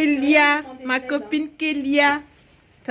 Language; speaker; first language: French; native; French